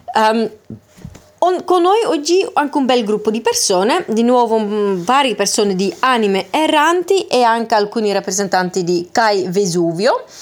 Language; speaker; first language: Italian; non-native, fluent; Dutch